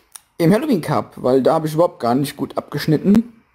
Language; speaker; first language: German; native; German